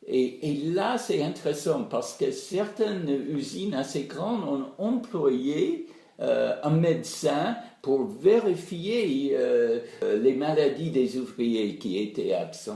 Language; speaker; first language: French; non-native, fluent; English